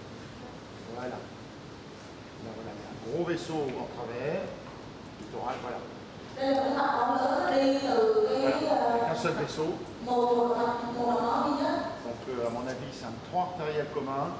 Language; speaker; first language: French; native; French